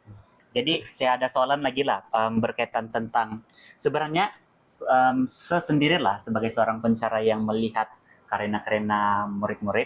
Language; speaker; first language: Malay; native; Malay